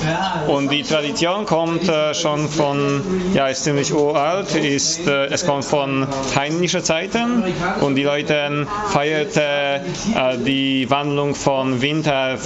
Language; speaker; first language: German; non-native, fluent; Polish